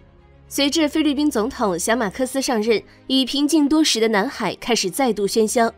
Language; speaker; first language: Chinese; native; Chinese